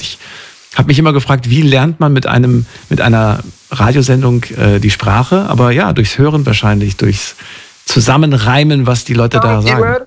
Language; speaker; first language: German; native; German